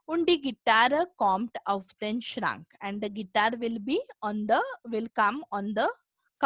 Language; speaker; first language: German; non-native, fluent; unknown